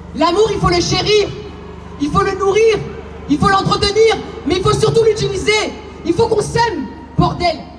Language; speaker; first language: French; early bilingual, other home language; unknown